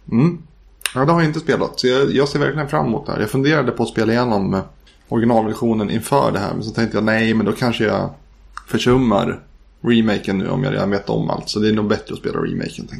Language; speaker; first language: Swedish; native; Swedish